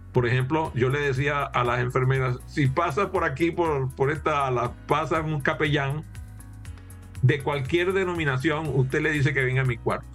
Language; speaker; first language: Spanish; native; Spanish